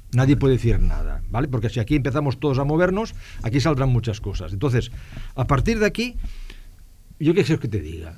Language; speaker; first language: Spanish; non-native, local second language; Catalan